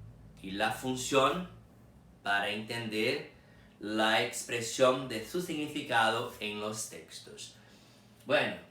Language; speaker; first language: Spanish; non-native, fluent; Portuguese